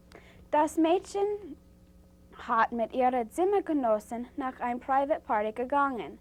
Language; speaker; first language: German; non-native, learner; English